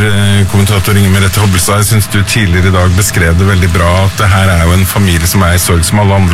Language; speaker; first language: Norwegian; native; Norwegian